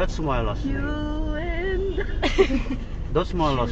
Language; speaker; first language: English; non-native, learner; Korean